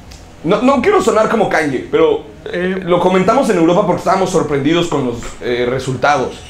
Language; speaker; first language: Spanish; native; Spanish